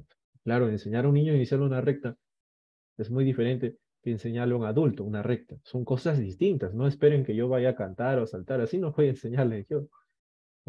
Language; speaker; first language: Spanish; native; Spanish